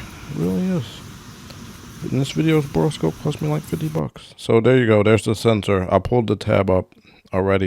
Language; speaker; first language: English; native; English